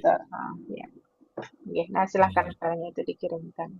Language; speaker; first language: Indonesian; native; Indonesian